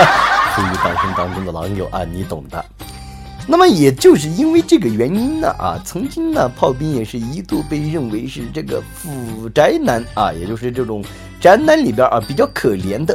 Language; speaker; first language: Chinese; native; Chinese